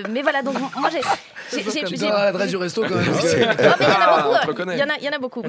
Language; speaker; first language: French; native; French